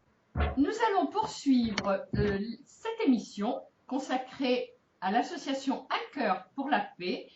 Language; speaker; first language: French; native; French